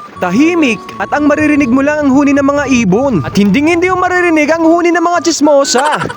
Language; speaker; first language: Filipino; non-native, local second language; Bikol